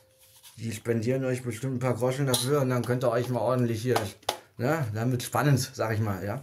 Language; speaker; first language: German; native; German